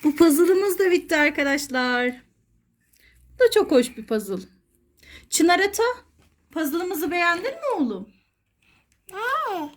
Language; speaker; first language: Turkish; native; Turkish